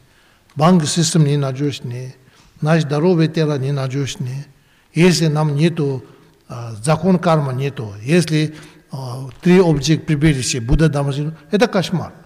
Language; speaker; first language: Russian; non-native, learner; Tibetan